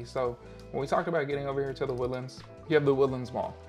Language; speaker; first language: English; native; English